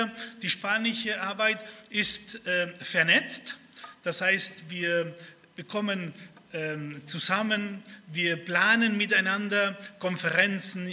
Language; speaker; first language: German; early bilingual, other home language; Spanish